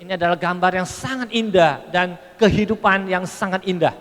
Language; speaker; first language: Indonesian; native; Indonesian